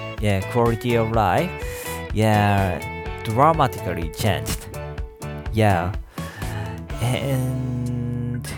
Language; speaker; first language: English; non-native, learner; Japanese